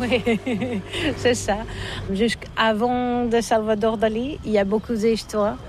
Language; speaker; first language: French; non-native, learner; Catalan